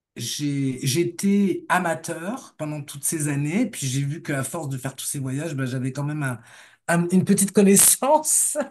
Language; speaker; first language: French; native; French